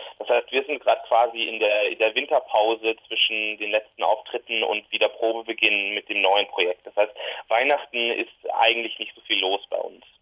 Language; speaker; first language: German; native; German